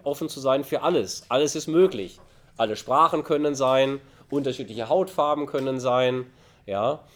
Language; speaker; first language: German; native; German